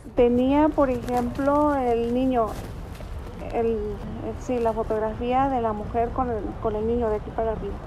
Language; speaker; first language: Spanish; native; Spanish